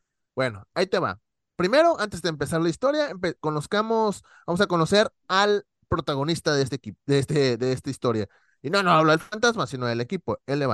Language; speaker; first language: Spanish; native; Spanish